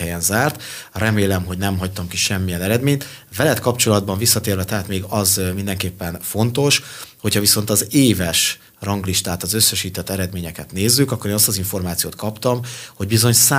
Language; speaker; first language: Hungarian; native; Hungarian